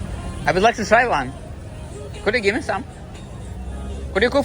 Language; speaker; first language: English; non-native, fluent; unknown